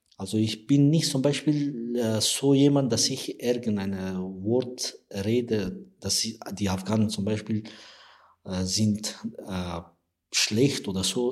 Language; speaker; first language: German; non-native, learner; Persian